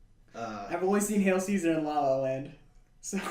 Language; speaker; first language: English; native; English